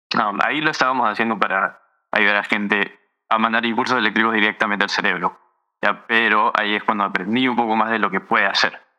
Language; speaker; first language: Spanish; early bilingual, heritage; Spanish